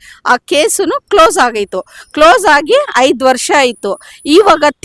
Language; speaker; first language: Kannada; non-native, local second language; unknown